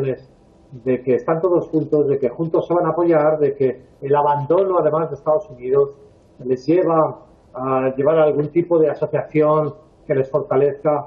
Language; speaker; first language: Spanish; native; Spanish